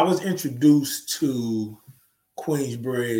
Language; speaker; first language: English; native; English